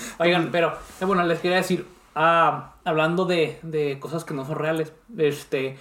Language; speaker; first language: Spanish; native; Spanish